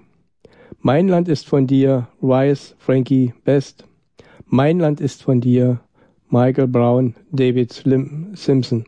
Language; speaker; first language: German; native; German